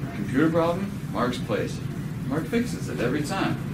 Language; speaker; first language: English; non-native, fluent; Danish